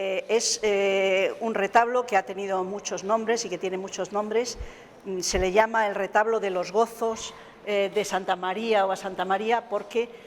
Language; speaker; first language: Spanish; native; Spanish